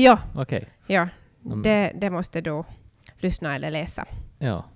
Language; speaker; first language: Swedish; non-native, local second language; Finnish